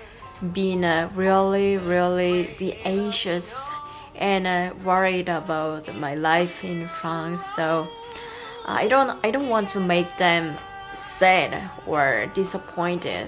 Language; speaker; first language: English; non-native, learner; Korean